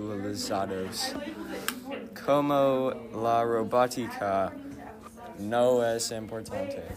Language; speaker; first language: Spanish; non-native, learner; English